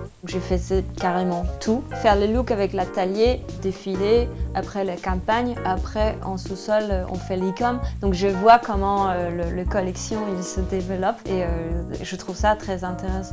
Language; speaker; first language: French; non-native, fluent; Danish